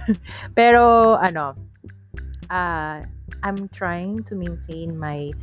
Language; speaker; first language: Filipino; non-native, local second language; Iloko